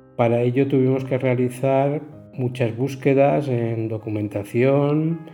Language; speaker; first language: Spanish; native; Spanish